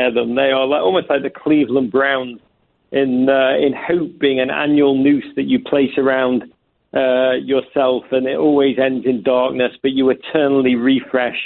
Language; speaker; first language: English; native; English